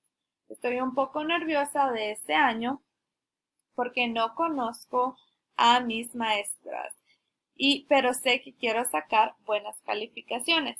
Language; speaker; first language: Spanish; early bilingual, heritage; Spanish